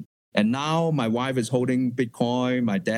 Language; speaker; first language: English; non-native, local second language; Cantonese